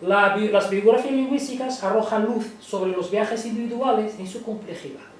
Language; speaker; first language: Spanish; non-native, fluent; Arabic